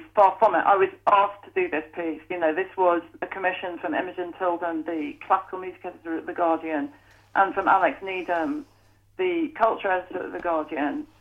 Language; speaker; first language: English; native; English